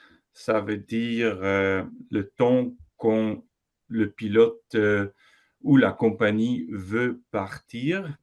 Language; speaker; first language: French; non-native, fluent; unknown